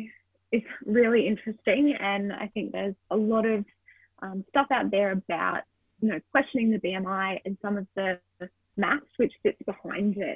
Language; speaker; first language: English; native; English